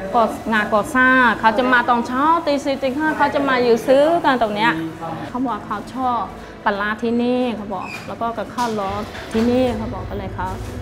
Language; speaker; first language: Thai; non-native, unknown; Karen languages